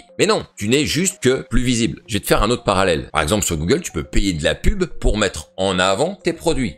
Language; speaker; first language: French; native; French